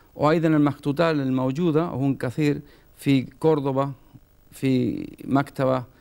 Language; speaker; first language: Arabic; non-native, learner; Spanish